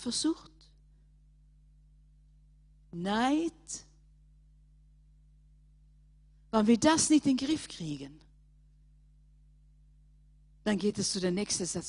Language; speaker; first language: German; non-native, fluent; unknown